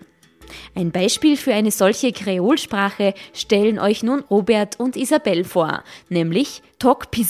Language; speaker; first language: German; native; German